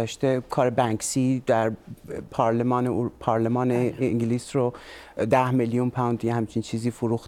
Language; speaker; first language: Persian; native; Persian